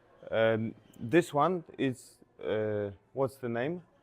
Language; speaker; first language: English; non-native, fluent; Polish